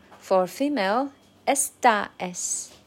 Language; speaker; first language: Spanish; non-native, learner; Chinese